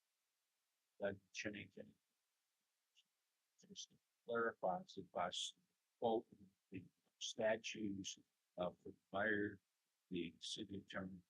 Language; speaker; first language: English; native; English